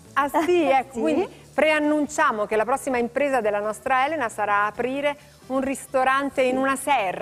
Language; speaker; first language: Italian; native; Italian